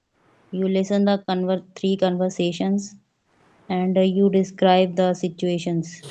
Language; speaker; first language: English; non-native, local second language; Hindi